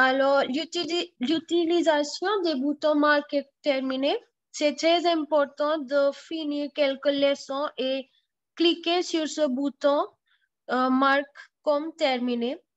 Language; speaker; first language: French; non-native, fluent; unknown